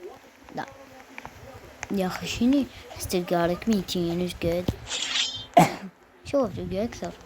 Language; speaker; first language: Arabic; native; Arabic